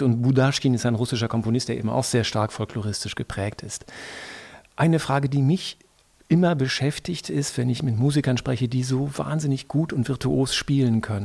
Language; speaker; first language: German; native; German